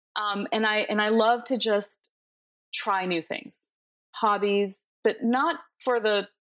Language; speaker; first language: English; early bilingual, other home language; Spanish